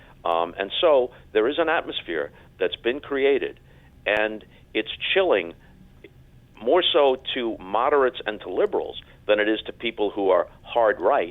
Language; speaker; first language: English; native; English